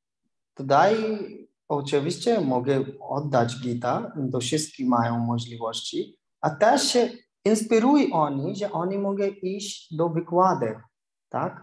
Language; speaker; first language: Polish; non-native, learner; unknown